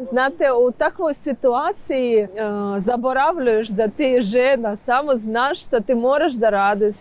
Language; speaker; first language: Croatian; non-native, learner; Ukrainian